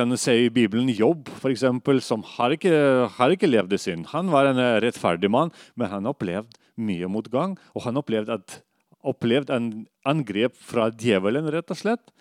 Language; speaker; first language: Norwegian; non-native, fluent; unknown